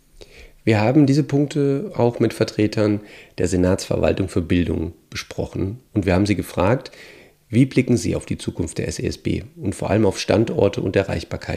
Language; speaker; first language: German; native; German